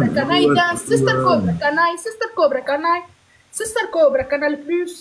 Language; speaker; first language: English; non-native, learner; Arabic